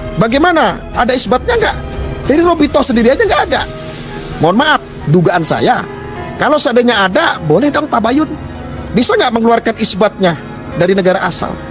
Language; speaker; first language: Indonesian; native; Indonesian